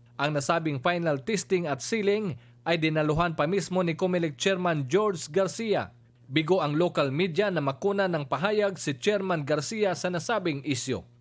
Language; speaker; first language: Filipino; non-native, local second language; Cebuano